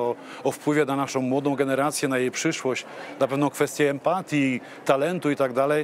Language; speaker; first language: Polish; native; Polish